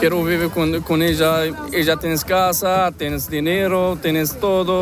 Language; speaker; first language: Spanish; non-native, learner; Arabic